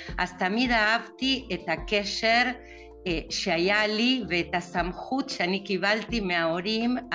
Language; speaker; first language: Hebrew; non-native, fluent; Russian